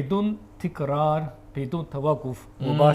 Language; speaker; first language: Arabic; non-native, learner; Chinese